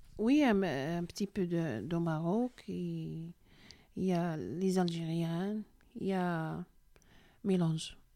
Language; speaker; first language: French; non-native, learner; Arabic